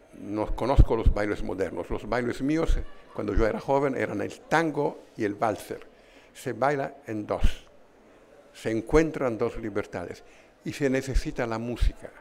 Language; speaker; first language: Spanish; non-native, fluent; Italian